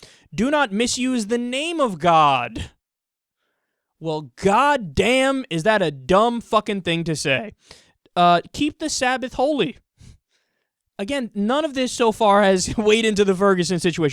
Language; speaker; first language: English; native; English